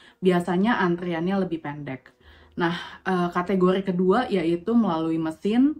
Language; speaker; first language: Indonesian; native; Indonesian